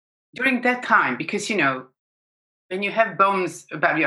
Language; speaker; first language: English; non-native, fluent; Serbian